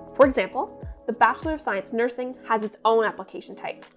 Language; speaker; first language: English; native; English